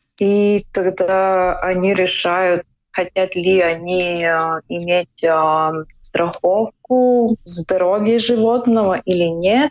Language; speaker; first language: Russian; non-native, local second language; Latvian